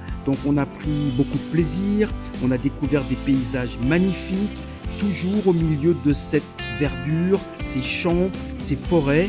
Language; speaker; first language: French; native; French